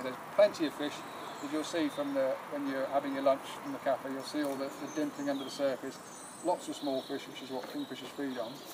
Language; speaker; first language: English; native; English